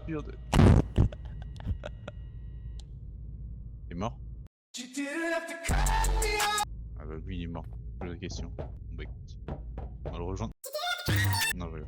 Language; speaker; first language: French; native; French